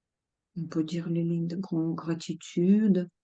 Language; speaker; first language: French; non-native, fluent; Russian